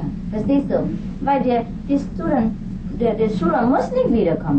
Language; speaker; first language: German; non-native, learner; Vietnamese